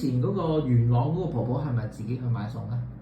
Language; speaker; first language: Cantonese; native; Cantonese